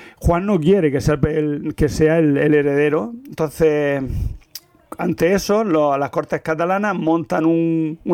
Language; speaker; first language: Spanish; native; Spanish